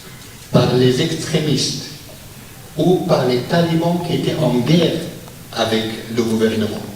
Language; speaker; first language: French; non-native, fluent; Persian